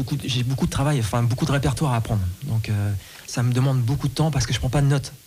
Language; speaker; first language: French; native; French